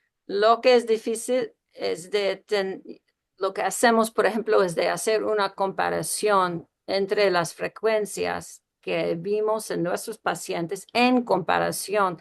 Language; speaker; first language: Spanish; non-native, fluent; English